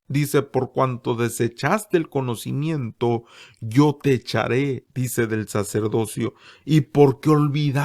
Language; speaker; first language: Spanish; native; Spanish